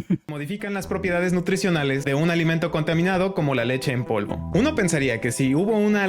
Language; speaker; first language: Spanish; native; Spanish